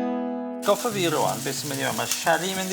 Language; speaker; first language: Welsh; native; Welsh